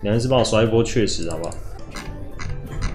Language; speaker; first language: Chinese; native; Chinese